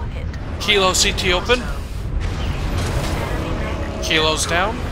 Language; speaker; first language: English; native; English